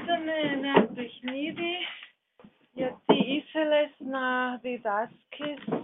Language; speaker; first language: Greek; non-native, learner; German